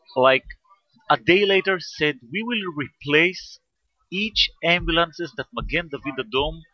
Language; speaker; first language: English; non-native, fluent; Hebrew